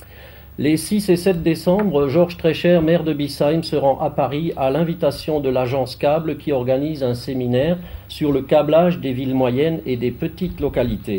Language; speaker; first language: French; native; French